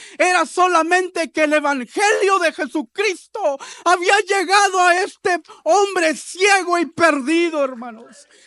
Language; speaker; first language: Spanish; early bilingual, heritage; Spanish